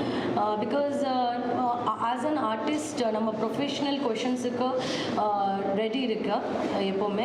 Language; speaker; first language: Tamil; non-native, learner; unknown